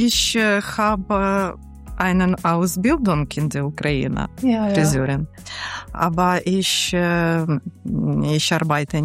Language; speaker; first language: German; non-native, learner; Ukrainian